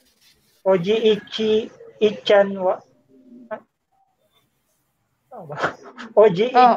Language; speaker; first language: Japanese; non-native, learner; Filipino